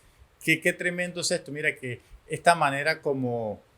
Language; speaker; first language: Spanish; native; Spanish